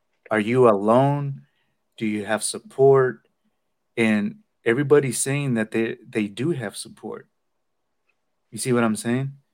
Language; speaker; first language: English; early bilingual, other home language; Spanish